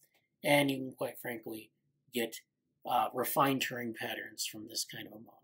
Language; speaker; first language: English; native; English